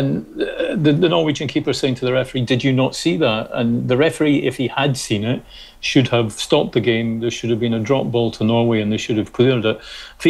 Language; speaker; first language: English; native; English